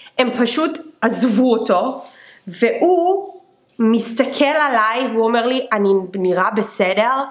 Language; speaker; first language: Hebrew; non-native, fluent; English